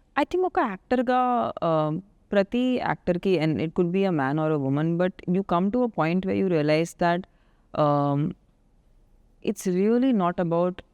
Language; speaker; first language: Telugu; non-native, local second language; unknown